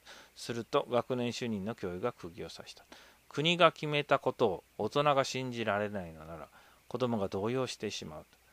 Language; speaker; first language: Japanese; native; Japanese